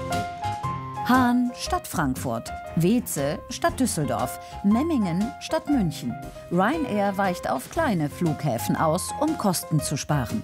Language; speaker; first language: German; native; German